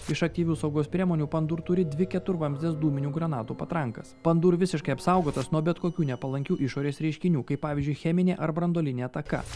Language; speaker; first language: Lithuanian; native; Lithuanian